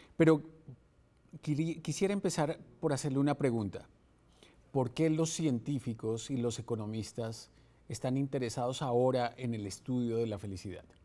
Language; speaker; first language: Spanish; native; Spanish